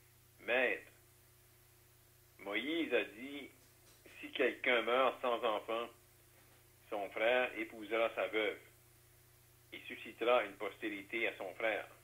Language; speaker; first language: French; native; French